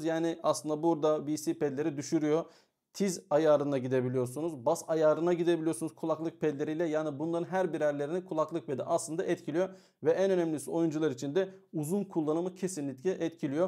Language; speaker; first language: Turkish; native; Turkish